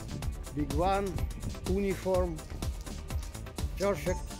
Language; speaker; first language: English; non-native, learner; Italian